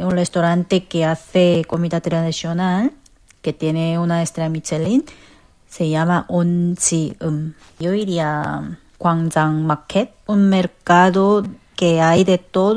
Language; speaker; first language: Spanish; non-native, fluent; Korean